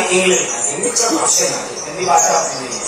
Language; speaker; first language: Hindi; non-native, learner; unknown